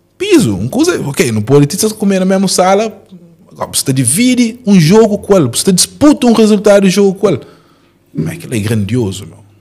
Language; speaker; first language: Portuguese; non-native, local second language; Kabuverdianu